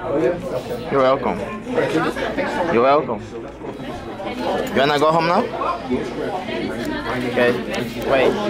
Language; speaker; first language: English; non-native, fluent; Portuguese